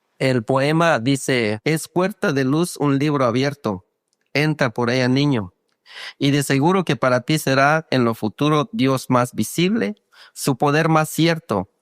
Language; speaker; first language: Spanish; non-native, local second language; Kaqchikel